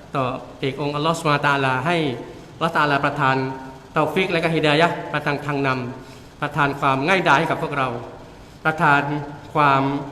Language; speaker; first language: Thai; non-native, local second language; Malay